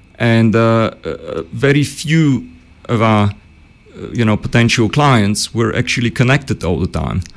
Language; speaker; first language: English; early bilingual, other home language; Bulgarian